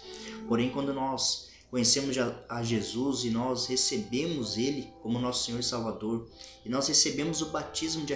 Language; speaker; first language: Portuguese; native; Portuguese